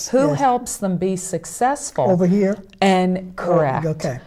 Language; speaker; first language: English; native; English